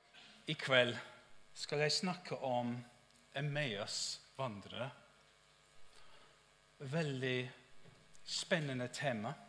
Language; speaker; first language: Norwegian; non-native, fluent; English